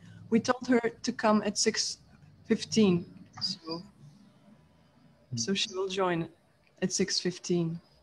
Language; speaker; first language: English; non-native, fluent; Croatian